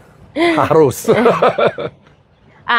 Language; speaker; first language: Indonesian; non-native, fluent; English